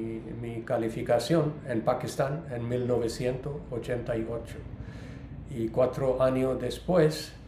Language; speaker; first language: Spanish; non-native, learner; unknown